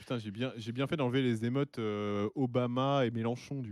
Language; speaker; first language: French; native; French